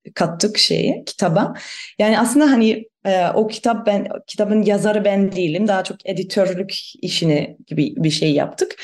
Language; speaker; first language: Turkish; non-native, fluent; German